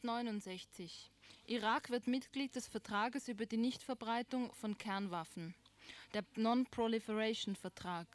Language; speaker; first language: German; native; German